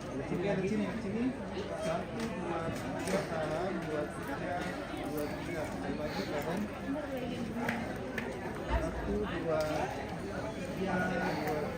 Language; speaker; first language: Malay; non-native, local second language; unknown